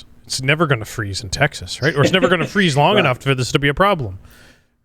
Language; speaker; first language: English; native; English